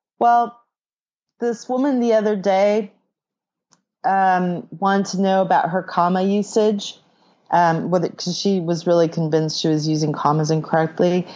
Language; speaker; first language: English; native; English